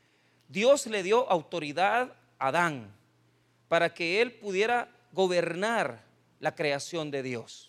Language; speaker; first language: Spanish; native; Spanish